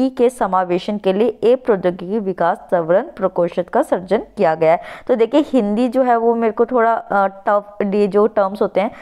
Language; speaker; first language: Hindi; native; Hindi